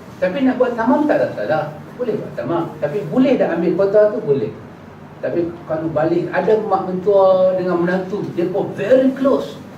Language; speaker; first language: Malay; native; Malay